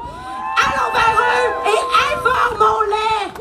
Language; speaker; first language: French; native; French